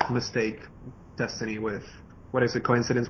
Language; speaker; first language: English; non-native, fluent; Spanish